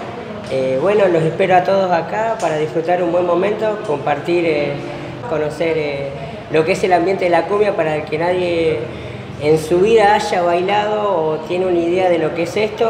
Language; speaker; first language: Spanish; native; Spanish